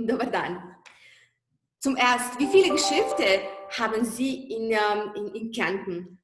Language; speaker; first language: German; non-native, fluent; Slovenian